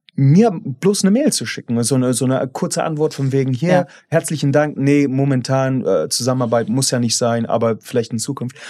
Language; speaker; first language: German; non-native, fluent; English